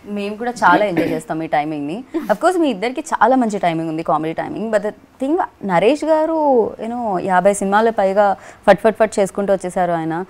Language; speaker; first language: Telugu; native; Telugu